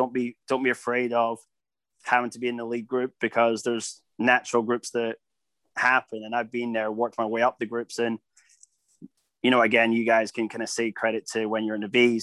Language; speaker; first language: English; native; English